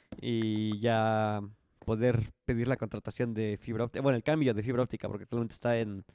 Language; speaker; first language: Spanish; native; Spanish